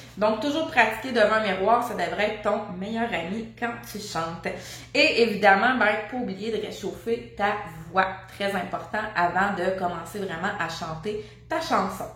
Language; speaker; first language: French; native; French